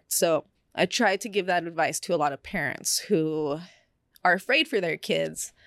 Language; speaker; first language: English; early bilingual, other home language; Spanish